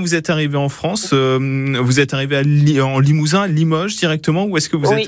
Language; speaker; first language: French; native; French